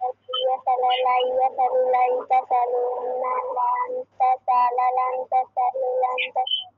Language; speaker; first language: Arabic; non-native, learner; Bangla